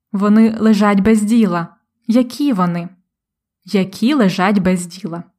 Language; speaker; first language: Ukrainian; native; Ukrainian